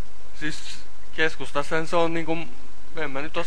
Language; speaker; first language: Finnish; native; Finnish